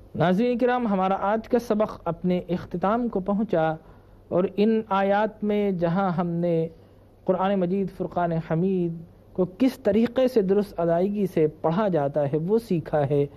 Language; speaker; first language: Urdu; native; Urdu